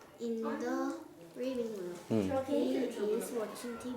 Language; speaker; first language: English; non-native, learner; Korean